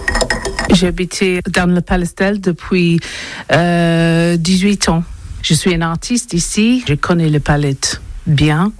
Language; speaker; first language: French; non-native, learner; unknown